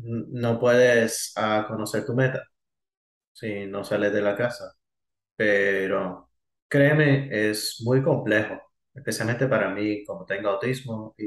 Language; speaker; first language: Spanish; early bilingual, heritage; Spanish